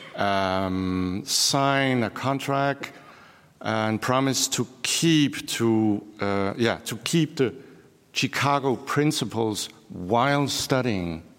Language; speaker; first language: English; non-native, fluent; Danish